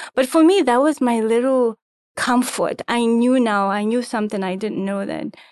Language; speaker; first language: English; non-native, local second language; Shona